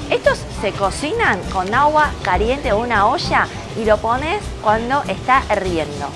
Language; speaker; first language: Spanish; early bilingual, other home language; Chinese